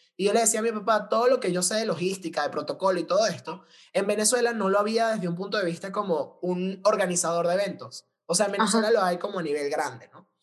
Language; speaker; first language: Spanish; native; Spanish